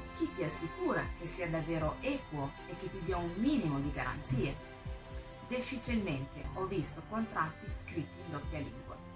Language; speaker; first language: Italian; non-native, fluent; French